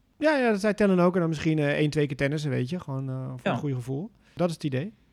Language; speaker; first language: Dutch; native; Dutch